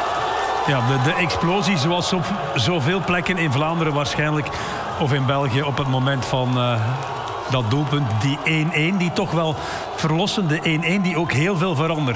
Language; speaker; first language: Dutch; native; Dutch